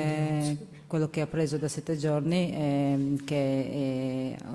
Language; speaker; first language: Italian; non-native, learner; Georgian